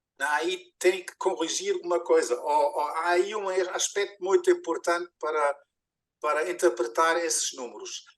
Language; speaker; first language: Portuguese; non-native, fluent; German